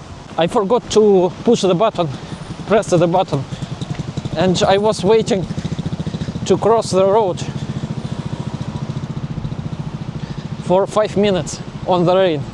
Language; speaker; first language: English; non-native, learner; Russian